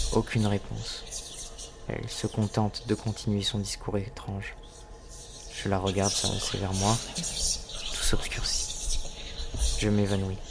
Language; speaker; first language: French; native; French